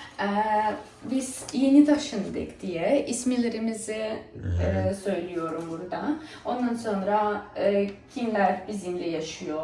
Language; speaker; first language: Turkish; non-native, fluent; Ukrainian